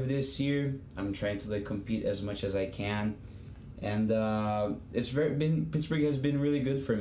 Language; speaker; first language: English; non-native, fluent; Portuguese